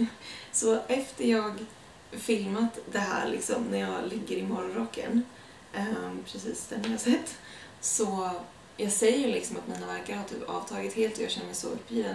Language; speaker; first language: Swedish; native; Swedish